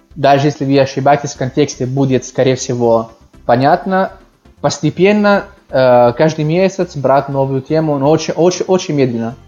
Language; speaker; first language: Russian; non-native, fluent; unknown